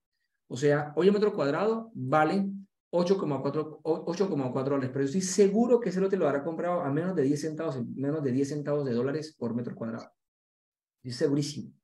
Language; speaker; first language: Spanish; native; Spanish